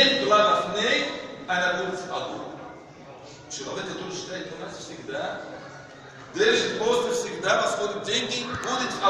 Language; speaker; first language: Russian; non-native, fluent; Arabic